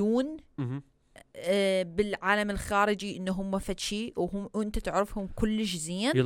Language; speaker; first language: Arabic; early bilingual, heritage; Arabic